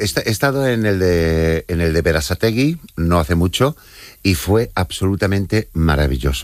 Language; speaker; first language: Spanish; native; Spanish